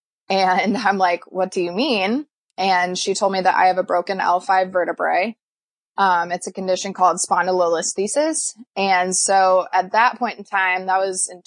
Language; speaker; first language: English; native; English